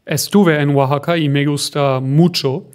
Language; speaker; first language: Spanish; non-native, fluent; German